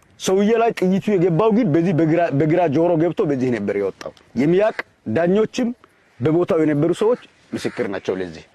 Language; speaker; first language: Amharic; non-native, local second language; Afar